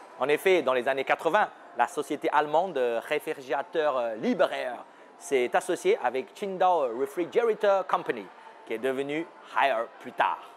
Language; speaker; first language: French; non-native, fluent; Chinese